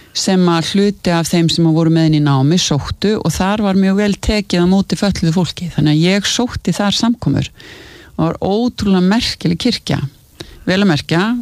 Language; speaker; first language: Icelandic; native; Icelandic